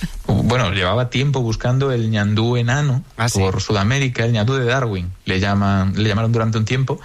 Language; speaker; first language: Spanish; native; Spanish